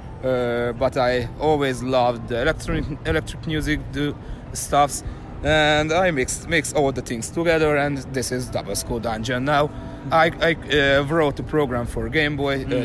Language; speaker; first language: English; non-native, learner; Hungarian